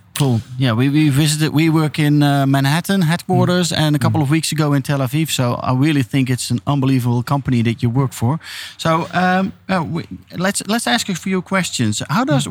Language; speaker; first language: English; non-native, fluent; Dutch